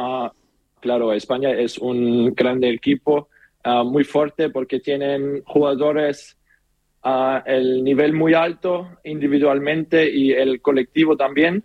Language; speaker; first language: Spanish; non-native, learner; German